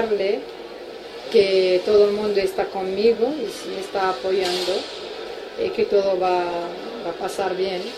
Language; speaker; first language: Spanish; non-native, fluent; Arabic